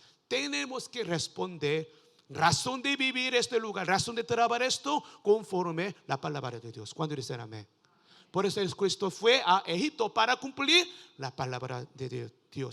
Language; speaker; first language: Spanish; non-native, learner; Korean